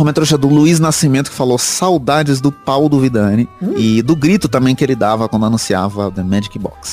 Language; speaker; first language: Portuguese; native; Portuguese